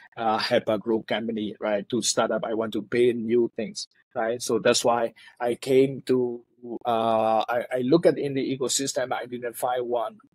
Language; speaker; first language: English; non-native, fluent; Burmese